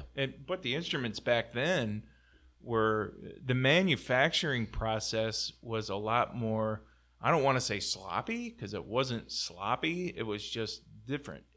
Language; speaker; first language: English; native; English